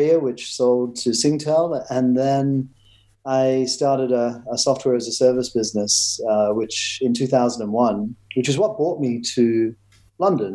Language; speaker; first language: English; native; English